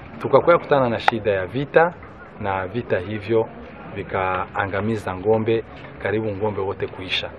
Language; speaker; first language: Swahili; non-native, local second language; Kinyarwanda